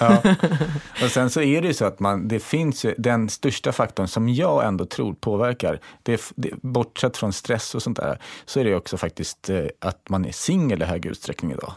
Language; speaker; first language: Swedish; native; Swedish